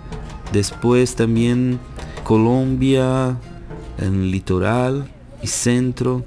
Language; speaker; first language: Spanish; non-native, fluent; Portuguese